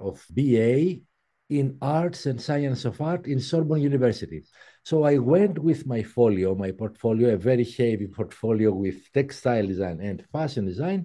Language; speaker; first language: English; non-native, fluent; Greek